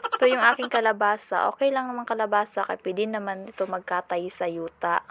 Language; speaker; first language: Filipino; non-native, local second language; Cebuano